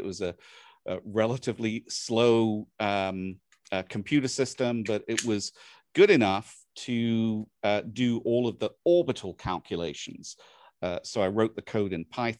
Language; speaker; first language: English; native; English